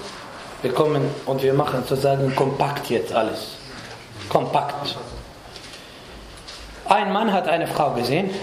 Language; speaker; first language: German; non-native, fluent; Arabic